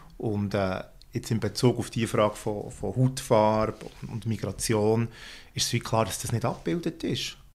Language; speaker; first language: German; native; German